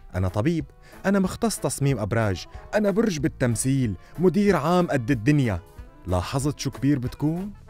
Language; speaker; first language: Arabic; native; Arabic